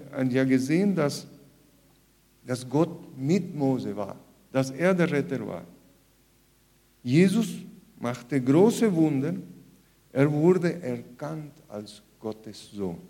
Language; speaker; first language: German; non-native, fluent; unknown